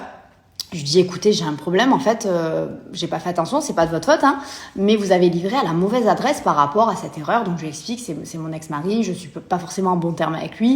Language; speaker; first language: French; native; French